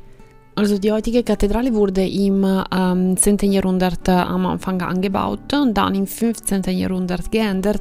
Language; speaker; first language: German; non-native, fluent; Italian